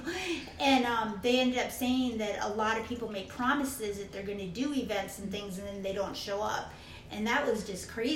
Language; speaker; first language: English; native; English